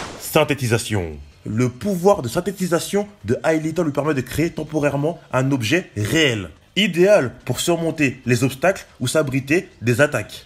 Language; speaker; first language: French; native; French